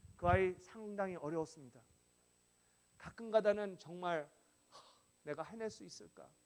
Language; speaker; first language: Korean; non-native, fluent; English